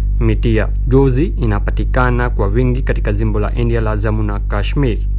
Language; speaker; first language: Swahili; non-native, fluent; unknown